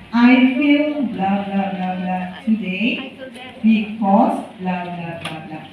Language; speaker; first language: English; non-native, fluent; Indonesian